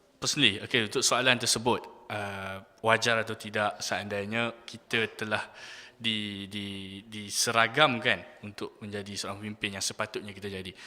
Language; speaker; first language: Malay; native; Malay